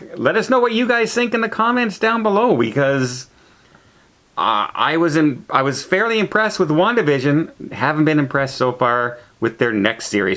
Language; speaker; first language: English; native; English